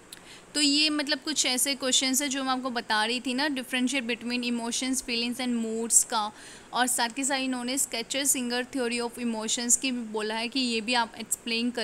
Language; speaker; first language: Hindi; native; Hindi